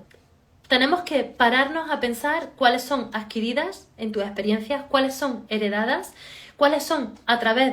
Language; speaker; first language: Spanish; native; Spanish